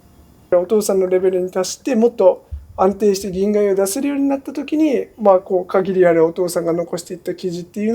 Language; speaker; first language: Japanese; native; Japanese